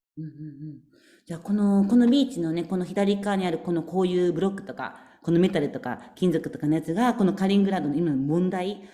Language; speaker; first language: Japanese; native; Japanese